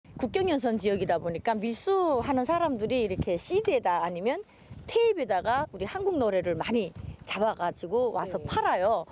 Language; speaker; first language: Korean; native; Korean